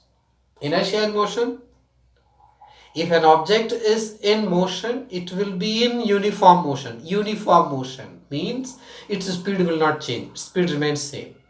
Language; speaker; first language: English; non-native, local second language; Tamil